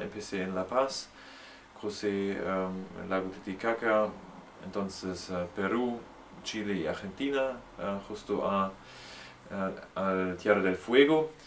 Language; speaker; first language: Spanish; non-native, learner; German